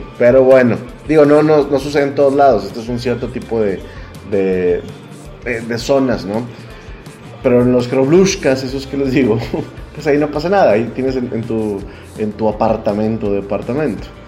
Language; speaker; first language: Spanish; native; Spanish